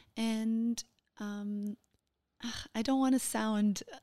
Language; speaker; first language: English; non-native, fluent; Portuguese